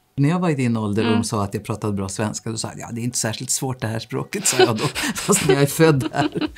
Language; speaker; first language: Swedish; native; Swedish